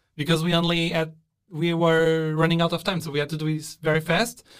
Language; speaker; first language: English; non-native, fluent; Portuguese